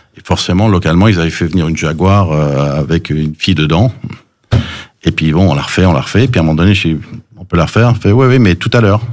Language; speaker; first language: French; early bilingual, other home language; English